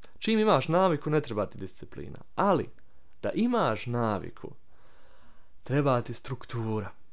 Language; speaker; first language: Serbian; early bilingual, heritage; Croatian